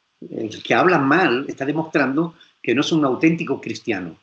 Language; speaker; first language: Spanish; native; Spanish